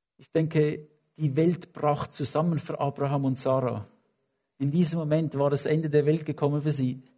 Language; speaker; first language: German; non-native, fluent; English